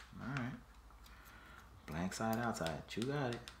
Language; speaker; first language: English; early bilingual, other home language; Spanish